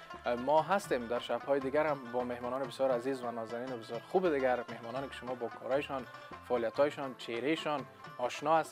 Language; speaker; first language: Persian; native; Persian